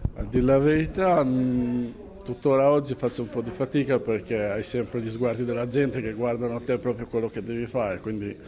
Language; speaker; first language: Italian; non-native, fluent; Albanian